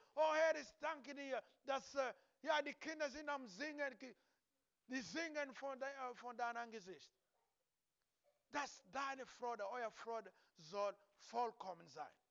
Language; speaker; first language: German; non-native, learner; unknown